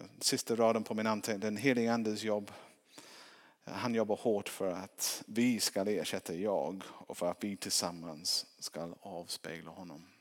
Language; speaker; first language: Swedish; non-native, fluent; English